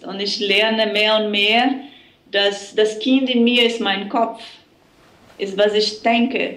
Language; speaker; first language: German; non-native, fluent; Portuguese